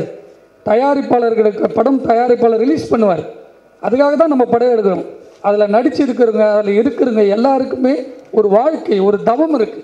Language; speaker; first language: Tamil; native; Tamil